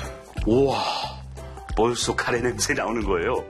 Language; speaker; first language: Korean; non-native, learner; English